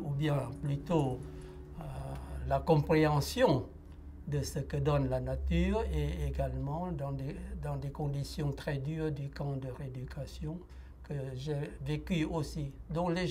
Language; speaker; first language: French; non-native, fluent; Lao